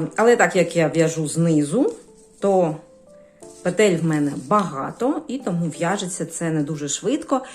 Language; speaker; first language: Ukrainian; native; Ukrainian